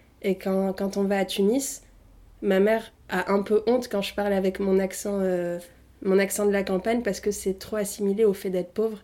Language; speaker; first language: French; early bilingual, other home language; Arabic